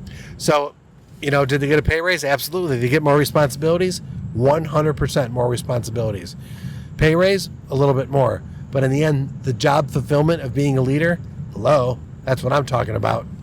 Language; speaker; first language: English; native; English